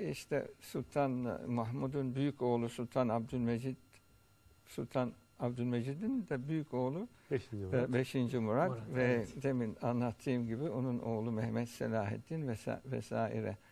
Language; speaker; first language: Turkish; early bilingual, heritage; Turkish